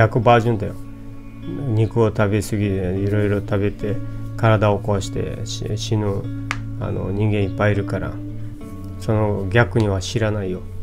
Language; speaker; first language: Japanese; non-native, fluent; Portuguese